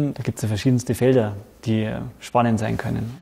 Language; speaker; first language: German; native; German